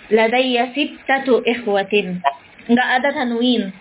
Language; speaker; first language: Arabic; non-native, fluent; Indonesian